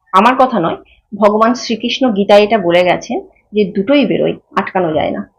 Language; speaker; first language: Bangla; native; Bangla